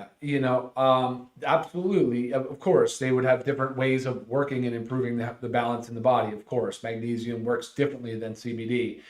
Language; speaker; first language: English; native; English